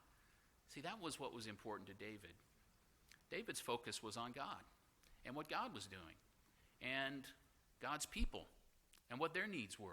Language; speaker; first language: English; native; English